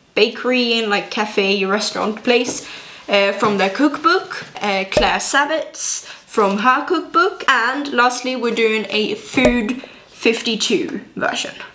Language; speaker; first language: English; native; English